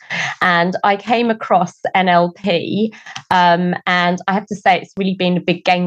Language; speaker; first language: English; native; English